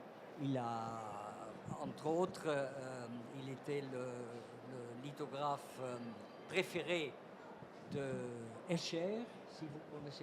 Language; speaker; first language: French; non-native, fluent; Dutch